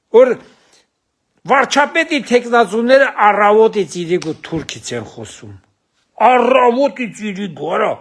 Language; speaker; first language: Armenian; native; Armenian